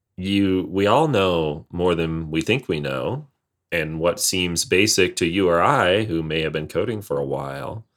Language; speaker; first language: English; native; English